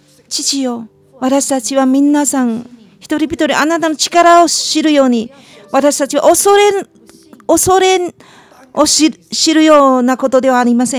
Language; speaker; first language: Japanese; non-native, fluent; Chinese